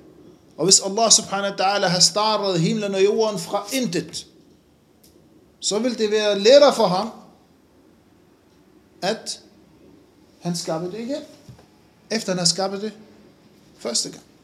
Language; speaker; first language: Danish; non-native, fluent; Arabic